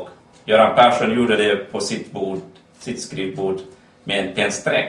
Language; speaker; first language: Swedish; non-native, fluent; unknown